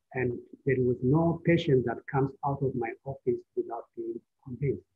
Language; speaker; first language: English; non-native, fluent; Amharic